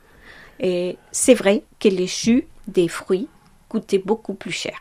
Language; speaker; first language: French; non-native, fluent; Spanish